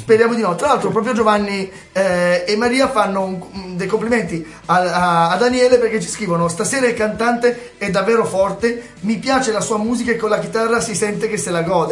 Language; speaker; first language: Italian; native; Italian